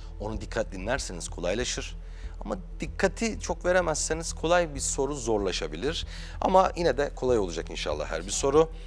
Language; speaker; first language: Turkish; native; Turkish